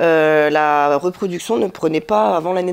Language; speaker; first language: French; native; French